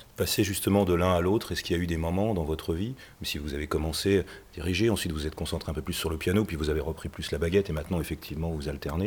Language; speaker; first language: French; native; French